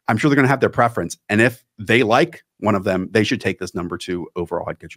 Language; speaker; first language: English; native; English